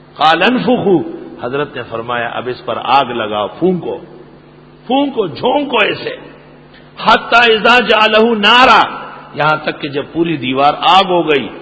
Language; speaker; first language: Urdu; non-native, local second language; Pashto